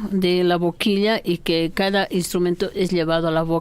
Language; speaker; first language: Spanish; native; Spanish